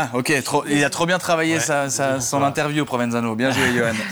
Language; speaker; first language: French; native; French